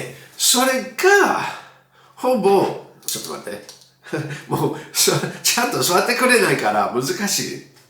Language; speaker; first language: Japanese; non-native, fluent; English